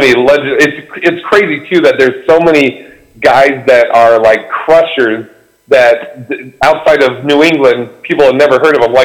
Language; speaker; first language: English; native; English